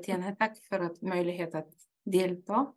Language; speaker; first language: Swedish; non-native, fluent; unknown